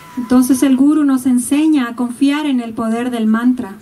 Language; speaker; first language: Spanish; native; Spanish